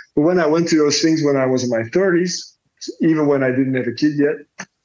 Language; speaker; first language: English; non-native, fluent; Dutch